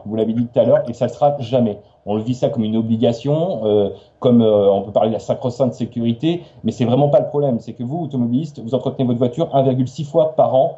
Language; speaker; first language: French; native; French